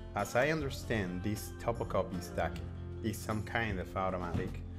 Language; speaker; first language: English; non-native, fluent; Spanish